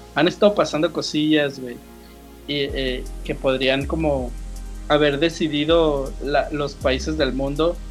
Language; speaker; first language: Spanish; native; Spanish